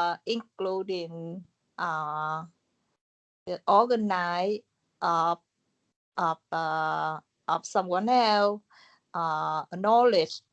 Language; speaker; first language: English; non-native, learner; Vietnamese